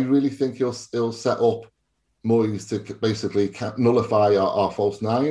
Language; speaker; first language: English; native; English